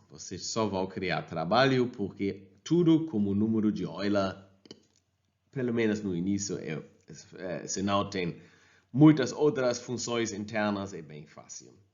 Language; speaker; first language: Portuguese; non-native, fluent; German